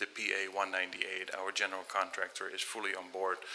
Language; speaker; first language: English; non-native, fluent; Dutch